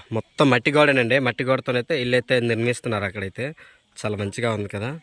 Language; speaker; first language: Telugu; non-native, local second language; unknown